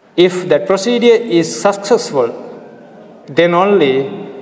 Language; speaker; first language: English; non-native, local second language; Sinhala